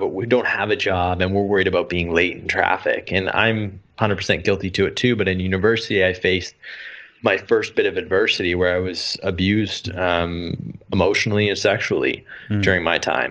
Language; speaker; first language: English; native; English